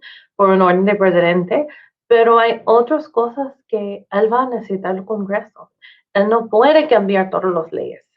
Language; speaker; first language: Spanish; non-native, fluent; English